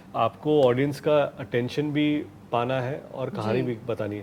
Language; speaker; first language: Hindi; non-native, local second language; Marathi